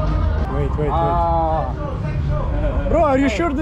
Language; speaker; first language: English; non-native, fluent; Italian